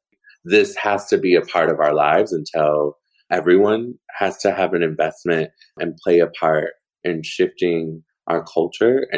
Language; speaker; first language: English; native; English